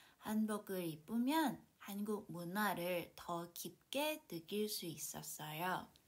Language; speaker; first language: Korean; non-native, fluent; Cantonese